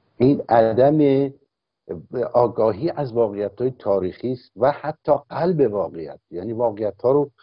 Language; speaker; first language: Persian; native; Persian